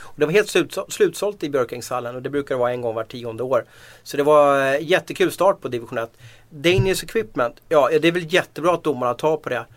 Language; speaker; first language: Swedish; native; Swedish